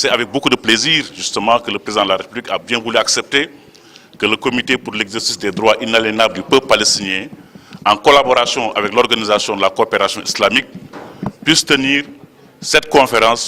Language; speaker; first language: French; non-native, local second language; Wolof